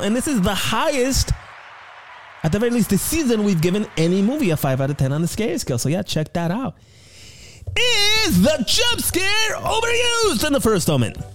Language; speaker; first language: English; native; English